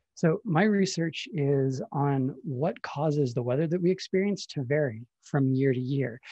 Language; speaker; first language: English; native; English